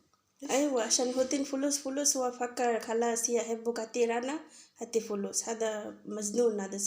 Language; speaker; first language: Arabic; non-native, learner; Bangla